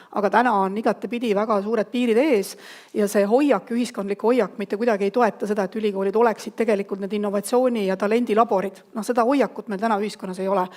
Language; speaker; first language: Estonian; native; Estonian